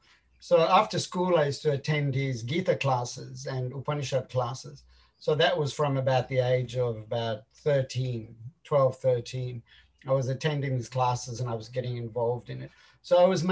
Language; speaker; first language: English; native; English